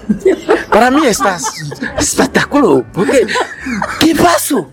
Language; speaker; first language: Spanish; non-native, learner; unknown